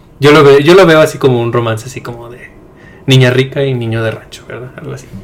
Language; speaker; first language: Spanish; early bilingual, heritage; Spanish